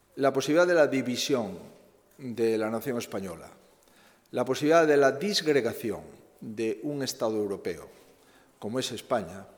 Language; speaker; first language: Spanish; native; Spanish